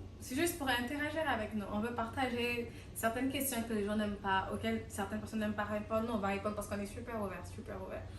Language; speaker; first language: French; non-native, local second language; Lingala